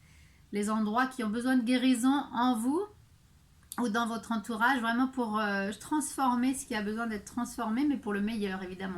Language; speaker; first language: French; native; French